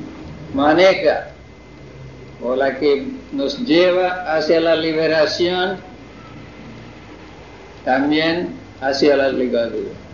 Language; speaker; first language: Spanish; non-native, fluent; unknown